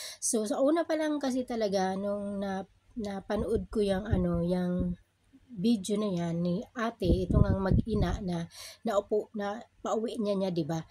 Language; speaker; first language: Filipino; native; Filipino